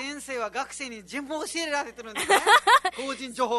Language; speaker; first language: Japanese; non-native, fluent; Nepali